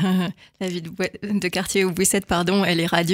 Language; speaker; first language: French; native; French